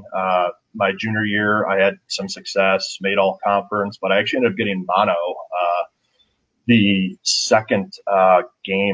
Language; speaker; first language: English; native; English